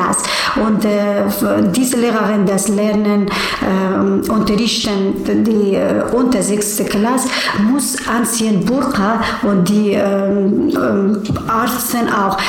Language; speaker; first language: German; non-native, learner; Persian